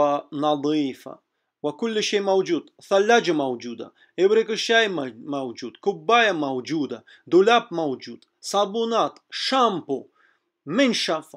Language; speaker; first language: Arabic; non-native, fluent; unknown